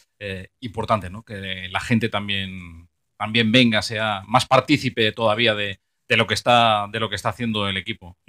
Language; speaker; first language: Spanish; non-native, local second language; Catalan